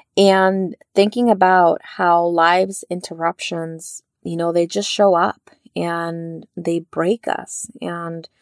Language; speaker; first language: English; early bilingual, other home language; Spanish